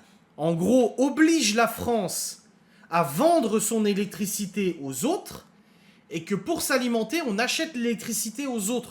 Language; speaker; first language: French; native; French